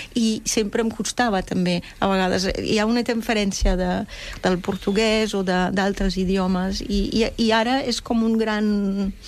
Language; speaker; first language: Catalan; non-native, fluent; German